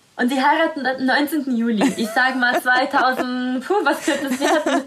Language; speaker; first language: German; non-native, fluent; Italian